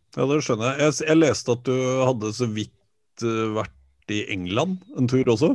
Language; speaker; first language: Norwegian; native; Norwegian